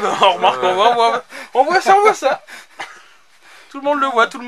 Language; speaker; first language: French; native; French